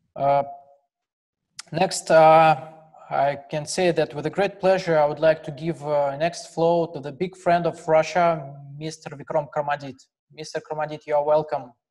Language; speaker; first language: English; non-native, fluent; Russian